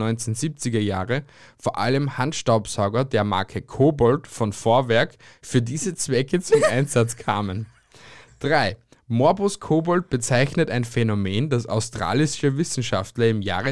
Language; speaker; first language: German; native; German